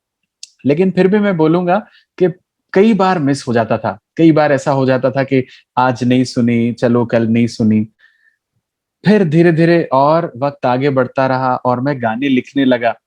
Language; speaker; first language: Hindi; native; Hindi